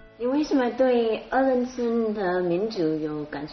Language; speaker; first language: Chinese; non-native, learner; English